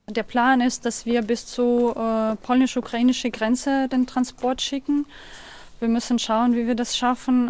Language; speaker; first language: German; non-native, fluent; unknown